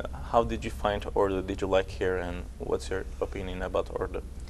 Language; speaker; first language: English; non-native, fluent; Turkish